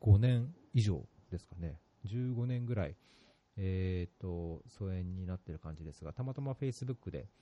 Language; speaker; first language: Japanese; native; Japanese